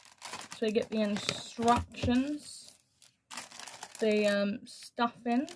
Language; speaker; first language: English; native; English